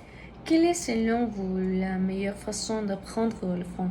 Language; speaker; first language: French; non-native, learner; Spanish